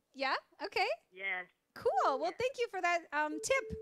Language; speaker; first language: English; native; English